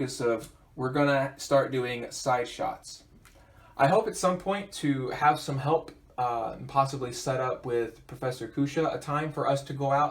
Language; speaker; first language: English; native; English